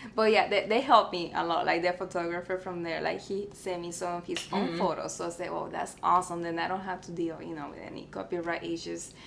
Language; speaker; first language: English; early bilingual, other home language; Spanish